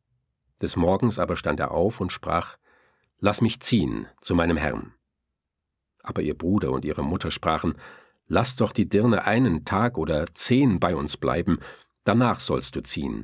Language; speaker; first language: German; native; German